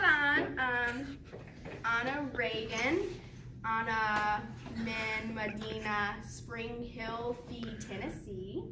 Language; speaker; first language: Arabic; non-native, learner; English